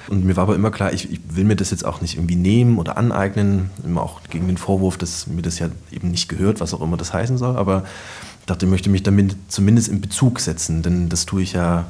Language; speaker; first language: German; native; German